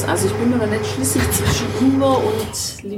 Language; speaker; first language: German; native; German